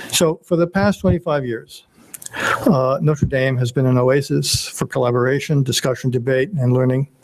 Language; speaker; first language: English; native; English